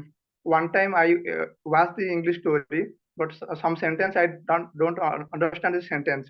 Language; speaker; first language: English; non-native, learner; Odia